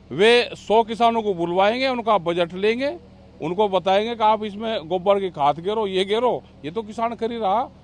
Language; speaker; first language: Hindi; native; Hindi